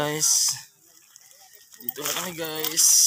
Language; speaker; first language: Filipino; non-native, local second language; Bikol